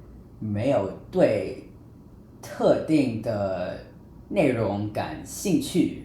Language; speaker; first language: Chinese; non-native, fluent; English